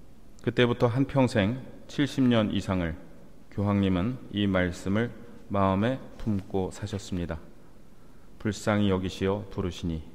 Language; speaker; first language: Korean; native; Korean